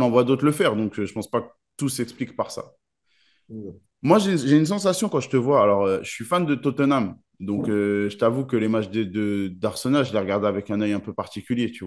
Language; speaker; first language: French; native; French